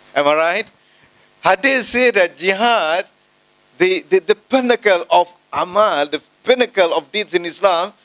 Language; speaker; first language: English; non-native, local second language; Malay